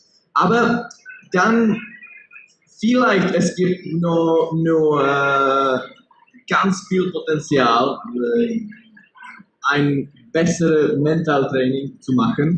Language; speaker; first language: German; non-native, learner; Czech